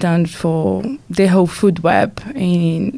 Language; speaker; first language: English; non-native, fluent; Portuguese